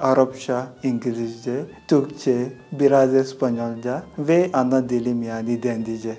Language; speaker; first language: Turkish; non-native, fluent; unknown